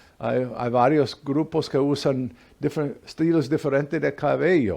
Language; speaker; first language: Spanish; non-native, fluent; English